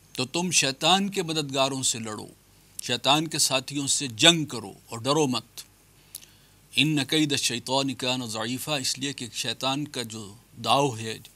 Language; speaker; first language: Urdu; native; Urdu